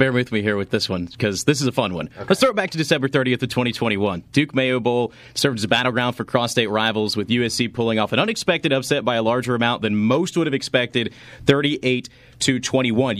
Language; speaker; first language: English; native; English